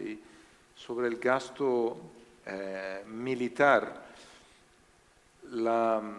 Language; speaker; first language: Spanish; non-native, learner; Italian